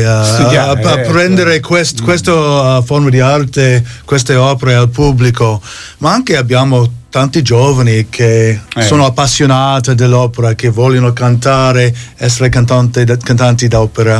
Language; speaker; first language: Italian; non-native, fluent; English